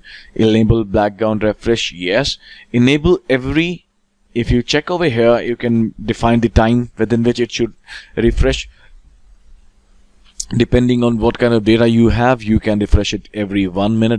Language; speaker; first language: English; non-native, local second language; Hindi